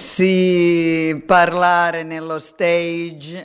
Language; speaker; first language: Italian; non-native, fluent; Finnish